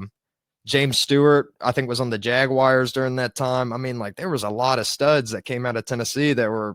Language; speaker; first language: English; native; English